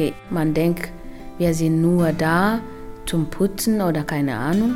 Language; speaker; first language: German; non-native, learner; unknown